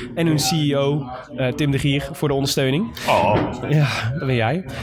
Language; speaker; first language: Dutch; native; Dutch